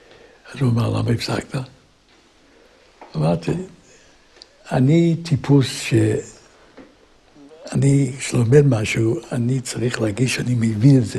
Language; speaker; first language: Hebrew; non-native, fluent; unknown